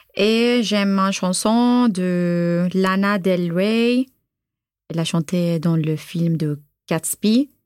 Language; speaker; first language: French; non-native, fluent; Arabic